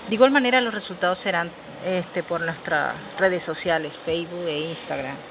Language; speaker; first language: Spanish; native; Spanish